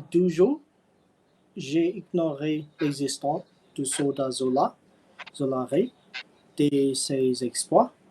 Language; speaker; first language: French; non-native, learner; English